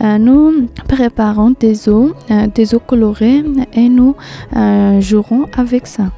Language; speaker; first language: French; non-native, learner; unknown